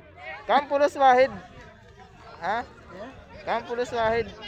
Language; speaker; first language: Arabic; non-native, learner; Filipino